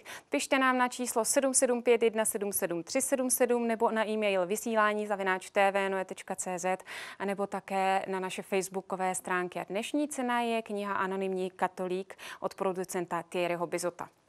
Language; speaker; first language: Czech; native; Czech